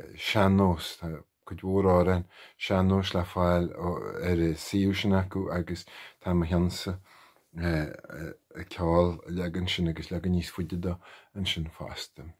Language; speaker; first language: Irish; native; Irish